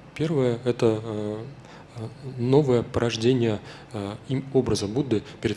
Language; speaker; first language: Russian; native; Russian